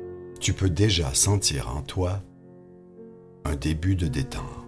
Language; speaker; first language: French; native; French